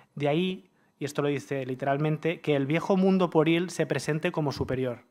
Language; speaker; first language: Spanish; native; Spanish